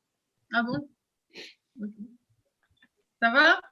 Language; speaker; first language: French; native; French